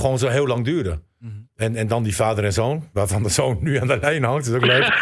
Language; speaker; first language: Dutch; native; Dutch